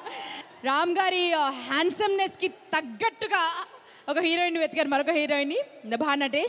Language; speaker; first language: Telugu; native; Telugu